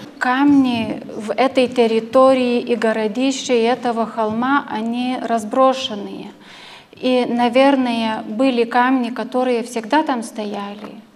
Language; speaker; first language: Russian; non-native, fluent; Lithuanian